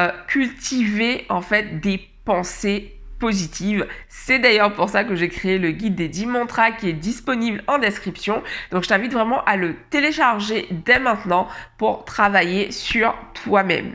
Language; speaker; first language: French; native; French